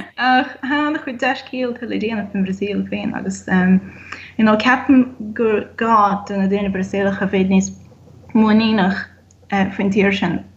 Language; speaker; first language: Irish; non-native, fluent; Portuguese